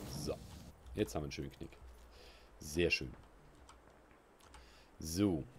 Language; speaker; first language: German; native; German